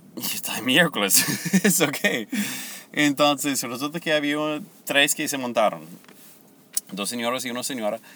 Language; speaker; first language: Spanish; non-native, fluent; English